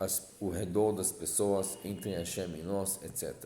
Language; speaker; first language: Portuguese; non-native, fluent; Hebrew